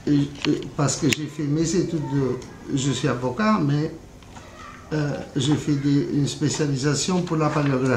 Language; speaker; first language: French; non-native, fluent; Italian